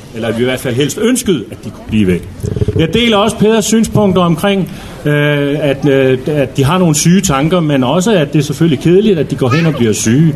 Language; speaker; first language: Danish; native; Danish